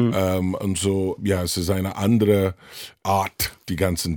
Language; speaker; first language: German; non-native, learner; English